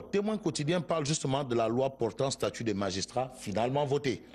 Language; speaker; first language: French; non-native, local second language; Wolof